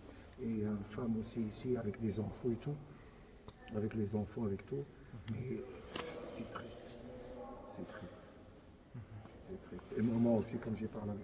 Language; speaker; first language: French; non-native, fluent; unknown